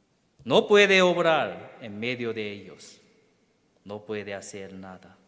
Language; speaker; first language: Spanish; non-native, learner; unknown